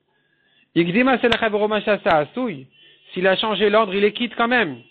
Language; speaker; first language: French; native; French